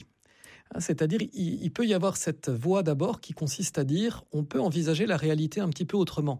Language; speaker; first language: French; native; French